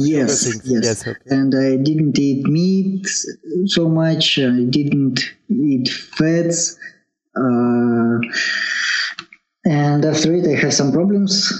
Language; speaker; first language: English; non-native, learner; Russian